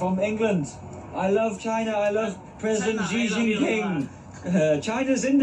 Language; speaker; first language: English; native; English